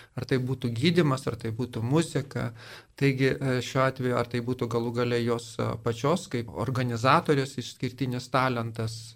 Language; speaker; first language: Lithuanian; native; Lithuanian